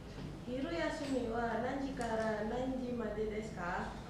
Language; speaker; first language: Japanese; non-native, learner; Indonesian